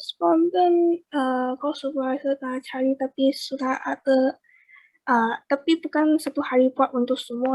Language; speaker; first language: Malay; native; Malay